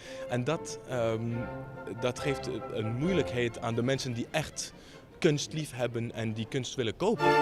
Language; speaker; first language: Dutch; non-native, fluent; French